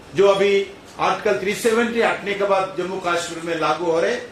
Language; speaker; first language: Hindi; non-native, local second language; Telugu